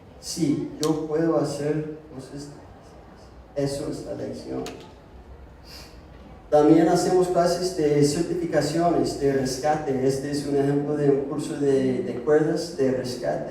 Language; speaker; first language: Spanish; non-native, fluent; English